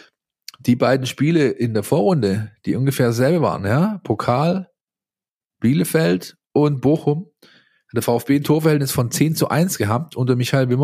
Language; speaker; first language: German; native; German